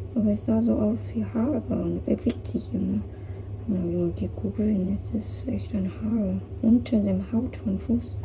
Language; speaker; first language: German; non-native, learner; Korean